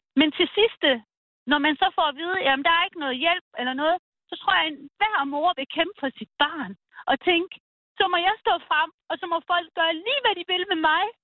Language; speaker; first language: Danish; early bilingual, other home language; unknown